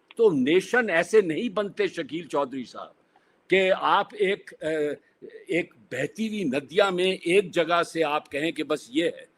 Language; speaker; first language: Urdu; native; Urdu